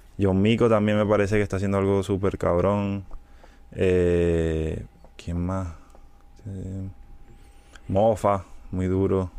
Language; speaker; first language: Spanish; native; Spanish